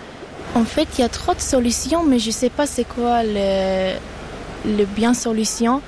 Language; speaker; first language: French; non-native, learner; Arabic